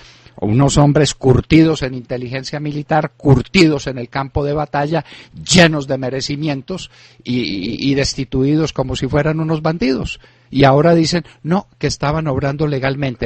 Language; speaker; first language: Spanish; native; Spanish